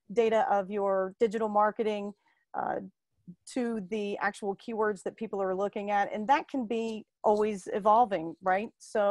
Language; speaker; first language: English; native; English